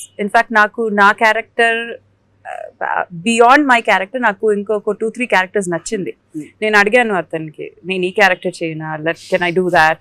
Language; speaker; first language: Telugu; non-native, fluent; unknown